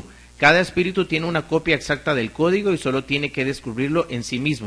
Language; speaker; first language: Spanish; native; Spanish